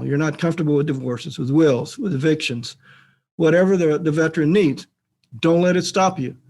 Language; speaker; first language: English; native; English